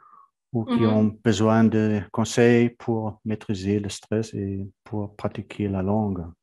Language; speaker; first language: French; non-native, fluent; German